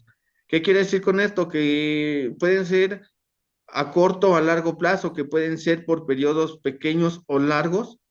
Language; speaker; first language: Spanish; native; Spanish